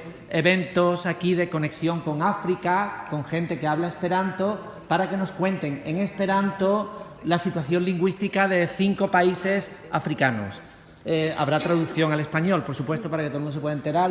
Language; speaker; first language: Spanish; native; Spanish